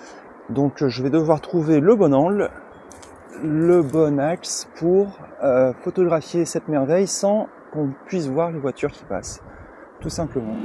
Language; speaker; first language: French; native; French